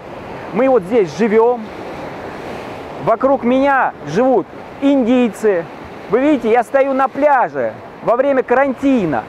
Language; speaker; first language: Russian; native; Russian